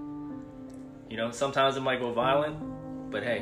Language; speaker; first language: English; native; English